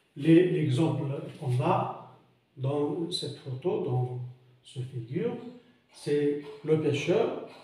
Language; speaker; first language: French; non-native, local second language; Arabic